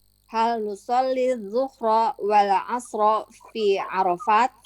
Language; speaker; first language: Arabic; non-native, learner; Indonesian